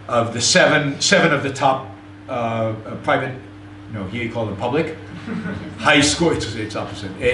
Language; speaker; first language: English; non-native, fluent; Hebrew